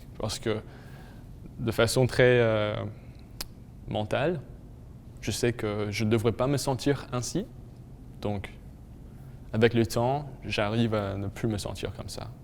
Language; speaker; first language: French; non-native, local second language; English